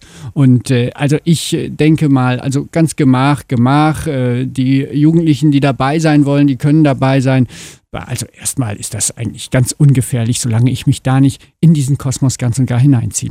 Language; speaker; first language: German; native; German